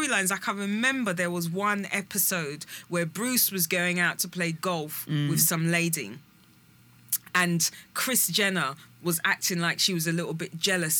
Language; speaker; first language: English; native; English